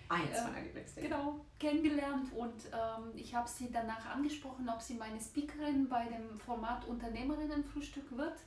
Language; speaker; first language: German; non-native, fluent; Bulgarian